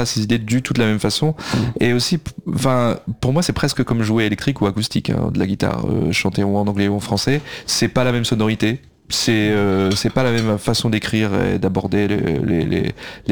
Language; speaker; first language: French; native; French